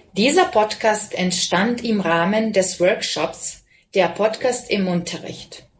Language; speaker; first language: German; non-native, fluent; Serbian